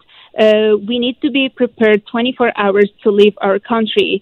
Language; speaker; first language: English; non-native, fluent; Arabic